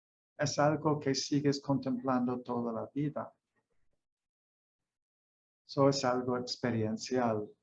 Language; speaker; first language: Spanish; non-native, fluent; English